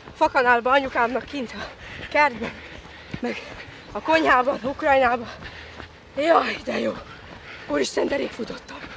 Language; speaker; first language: Hungarian; early bilingual, other home language; Russian